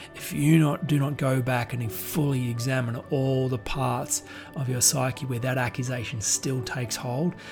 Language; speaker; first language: English; native; English